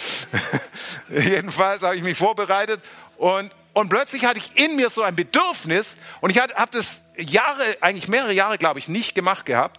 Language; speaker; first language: German; native; German